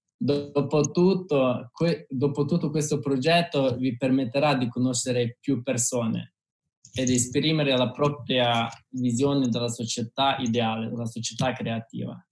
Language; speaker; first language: Italian; non-native, fluent; Russian